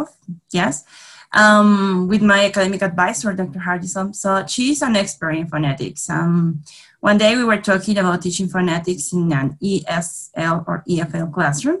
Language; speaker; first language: English; non-native, fluent; Spanish